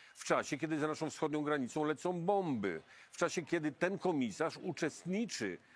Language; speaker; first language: Polish; native; Polish